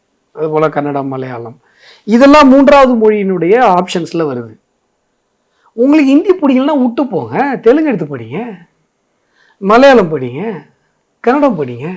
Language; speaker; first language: Tamil; native; Tamil